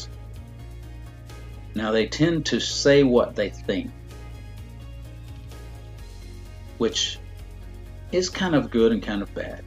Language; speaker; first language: English; native; English